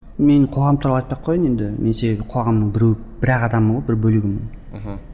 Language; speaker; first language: Kazakh; early bilingual, heritage; Kazakh